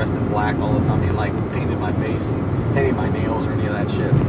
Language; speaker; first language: English; early bilingual, other home language; Spanish